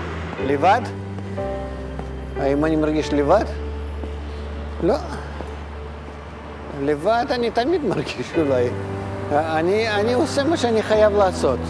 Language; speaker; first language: Hebrew; non-native, fluent; Russian